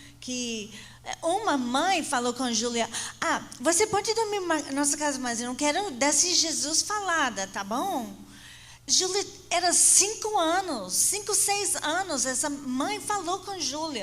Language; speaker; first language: Portuguese; non-native, fluent; English